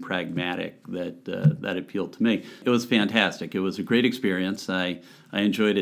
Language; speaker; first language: English; native; English